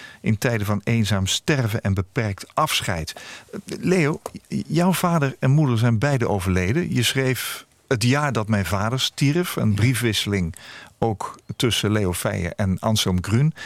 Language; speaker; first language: Dutch; native; Dutch